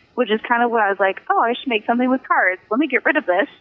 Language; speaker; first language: English; native; English